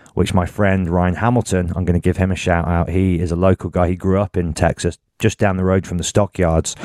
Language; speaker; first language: English; native; English